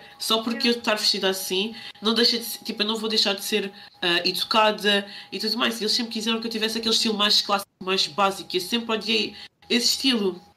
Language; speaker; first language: Portuguese; native; Portuguese